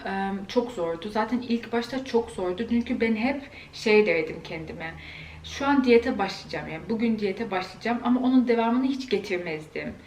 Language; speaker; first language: Turkish; early bilingual, heritage; Turkish